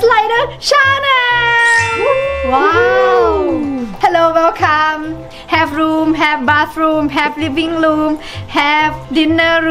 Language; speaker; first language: English; non-native, learner; Thai